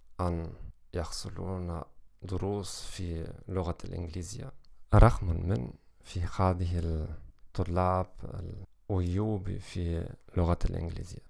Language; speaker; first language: Arabic; non-native, learner; German